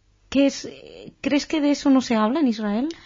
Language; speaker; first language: Spanish; native; Spanish